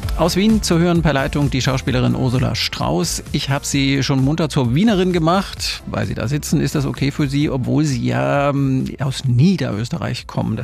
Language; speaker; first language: German; native; German